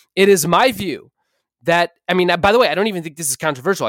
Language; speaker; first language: English; native; English